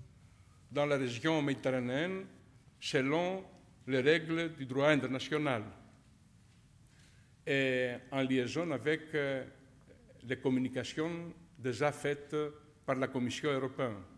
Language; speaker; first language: French; non-native, fluent; Greek